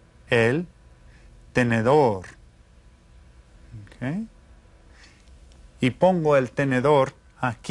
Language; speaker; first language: Spanish; non-native, fluent; English